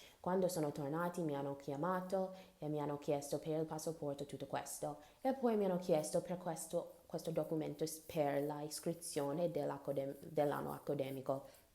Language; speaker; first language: Italian; non-native, learner; English